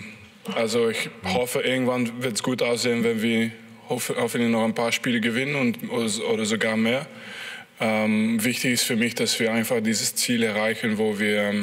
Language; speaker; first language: German; non-native, fluent; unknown